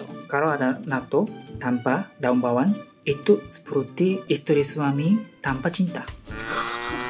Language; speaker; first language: Indonesian; non-native, learner; Japanese